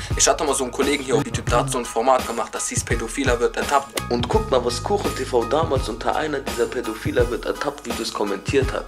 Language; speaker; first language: German; native; German